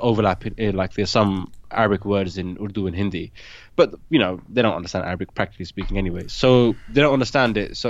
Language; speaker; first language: English; native; English